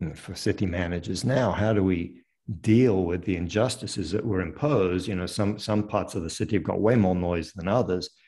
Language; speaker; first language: English; early bilingual, other home language; French